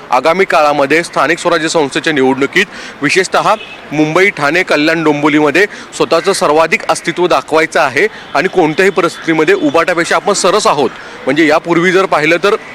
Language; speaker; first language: Marathi; native; Marathi